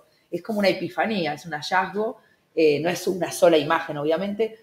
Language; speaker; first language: Spanish; native; Spanish